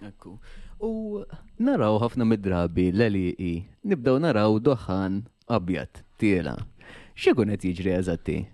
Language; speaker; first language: Maltese; native; Maltese